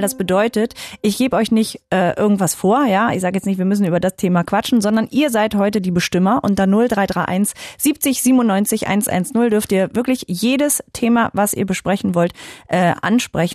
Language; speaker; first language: German; native; German